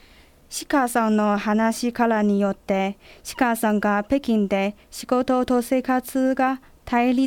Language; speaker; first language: Japanese; non-native, fluent; Chinese